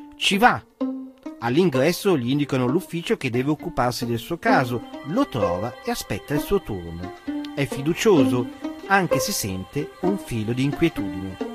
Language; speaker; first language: Italian; native; Italian